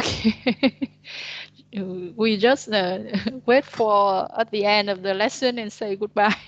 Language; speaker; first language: English; non-native, learner; Vietnamese